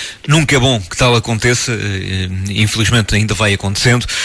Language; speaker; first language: Portuguese; native; Portuguese